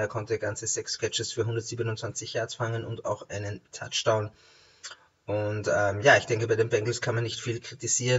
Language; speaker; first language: German; native; German